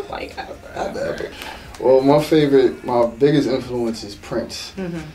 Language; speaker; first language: English; native; English